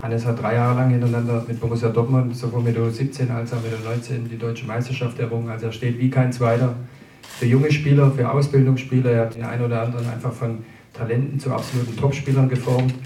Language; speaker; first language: German; native; German